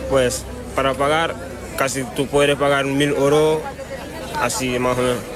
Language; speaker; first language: Spanish; non-native, learner; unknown